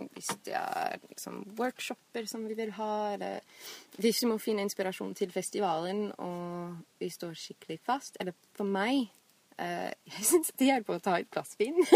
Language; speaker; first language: Norwegian; non-native, fluent; English